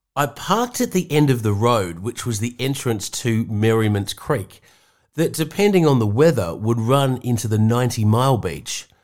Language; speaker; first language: English; native; English